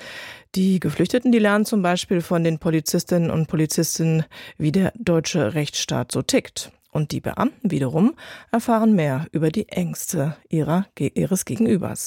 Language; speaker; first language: German; native; German